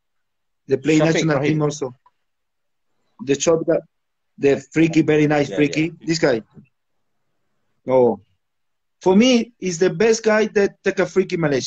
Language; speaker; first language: English; non-native, learner; Spanish